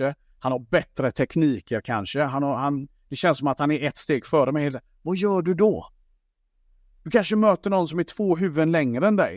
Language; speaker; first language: Swedish; native; Swedish